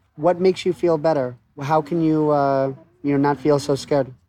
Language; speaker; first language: English; native; English